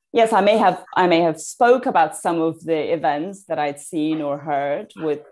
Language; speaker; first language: English; non-native, fluent; Persian